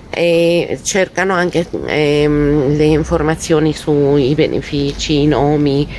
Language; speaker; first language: Italian; non-native, fluent; Arabic